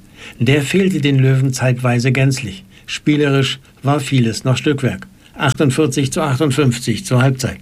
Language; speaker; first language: German; native; German